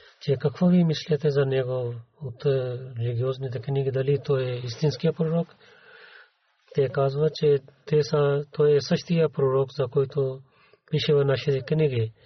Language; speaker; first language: Bulgarian; non-native, learner; Urdu